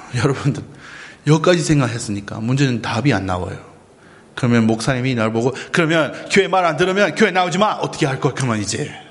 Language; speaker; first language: Korean; non-native, learner; English